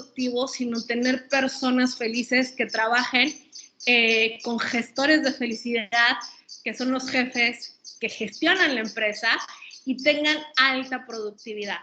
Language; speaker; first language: Spanish; native; Spanish